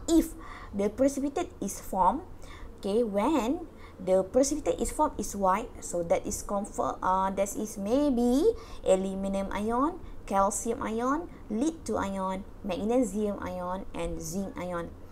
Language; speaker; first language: English; non-native, local second language; Malay